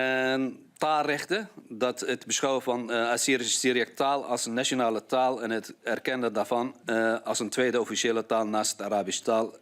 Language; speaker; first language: Dutch; non-native, fluent; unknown